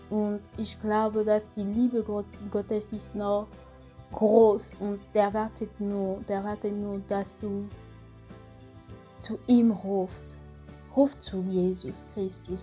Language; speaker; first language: German; non-native, fluent; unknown